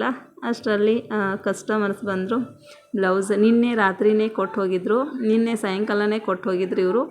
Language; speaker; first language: Kannada; native; Kannada